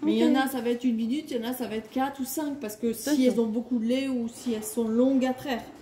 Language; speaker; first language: French; native; French